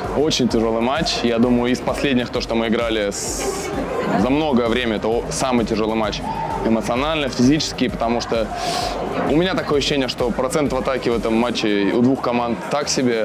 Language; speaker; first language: Russian; native; Russian